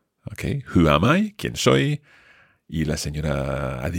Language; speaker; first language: Spanish; non-native, fluent; English